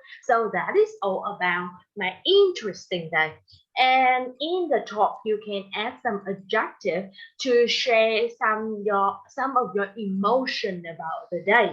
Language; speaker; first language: English; non-native, fluent; Vietnamese